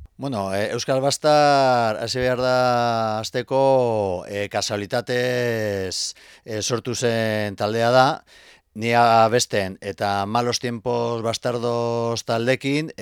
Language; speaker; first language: Basque; non-native, local second language; Spanish